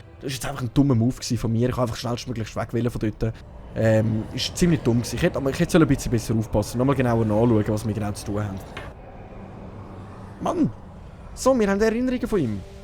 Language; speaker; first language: German; native; German